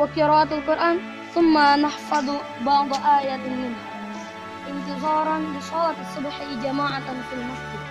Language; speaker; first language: Arabic; non-native, learner; Indonesian